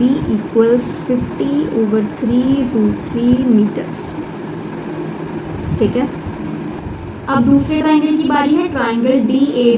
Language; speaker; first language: Hindi; native; Hindi